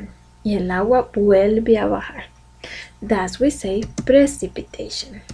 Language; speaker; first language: Spanish; native; Spanish